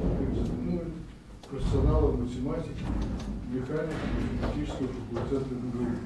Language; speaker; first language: Russian; native; Russian